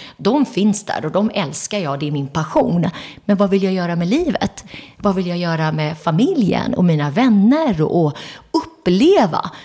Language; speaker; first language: Swedish; early bilingual, other home language; Turoyo